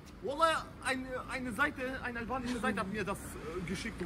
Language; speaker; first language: German; early bilingual, other home language; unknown